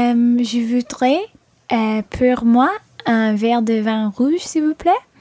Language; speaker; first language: French; non-native, learner; English